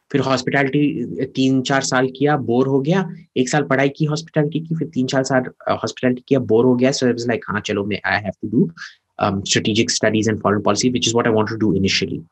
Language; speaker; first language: Hindi; non-native, local second language; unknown